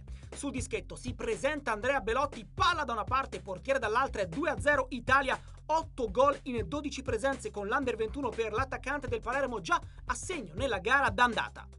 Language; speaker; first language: Italian; native; Italian